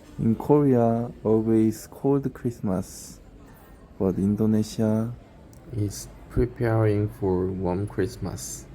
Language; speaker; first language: English; non-native, learner; Korean